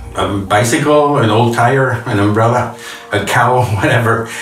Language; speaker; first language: English; non-native, fluent; French